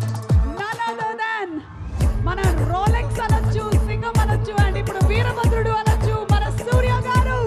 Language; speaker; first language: Telugu; native; Telugu